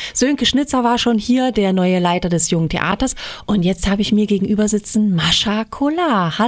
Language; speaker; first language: German; native; German